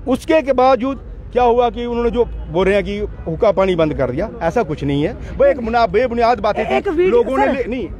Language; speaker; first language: Hindi; native; Hindi